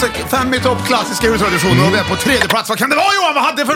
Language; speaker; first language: Swedish; native; Swedish